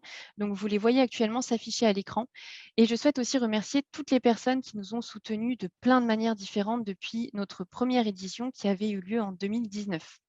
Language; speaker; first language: French; native; French